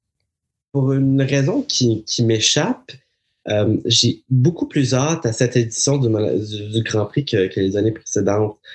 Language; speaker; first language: French; native; French